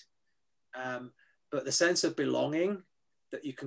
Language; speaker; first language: English; native; English